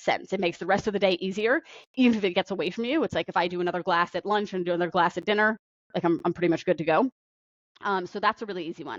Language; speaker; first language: English; native; English